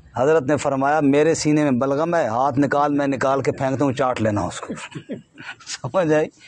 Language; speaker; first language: Urdu; non-native, local second language; Punjabi